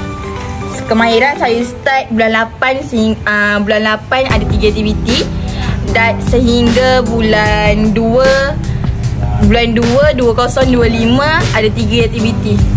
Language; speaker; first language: Malay; native; Malay